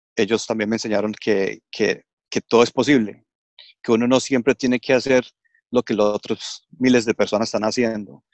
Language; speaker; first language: Spanish; early bilingual, heritage; English